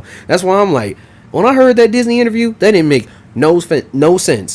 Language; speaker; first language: English; native; English